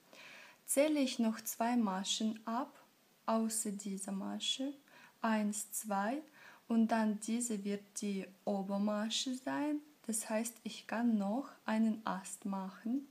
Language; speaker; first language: German; non-native, fluent; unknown